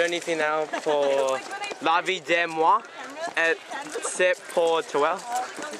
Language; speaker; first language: French; non-native, learner; English